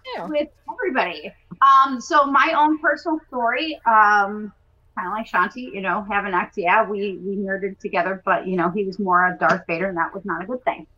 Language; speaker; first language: English; native; English